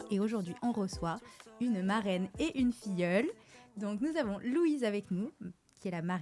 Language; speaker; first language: French; native; French